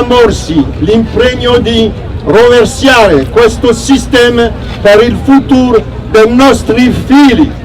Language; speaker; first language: Italian; non-native, learner; French